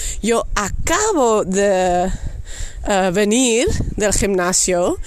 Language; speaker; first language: Spanish; non-native, fluent; Dutch